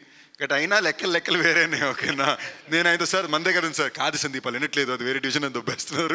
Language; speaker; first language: Telugu; native; Telugu